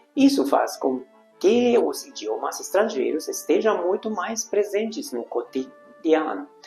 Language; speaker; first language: Portuguese; non-native, fluent; Hungarian